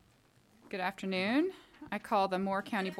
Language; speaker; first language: English; native; English